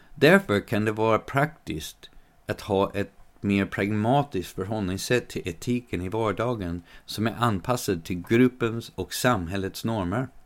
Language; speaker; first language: Swedish; non-native, fluent; English